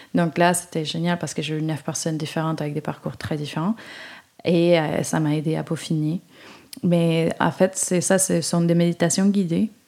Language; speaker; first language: French; non-native, fluent; Spanish